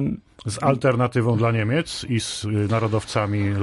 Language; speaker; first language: Polish; native; Polish